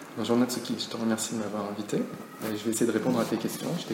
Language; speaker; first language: French; native; French